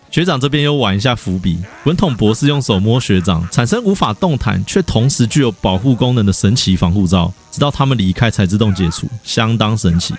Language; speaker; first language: Chinese; native; Chinese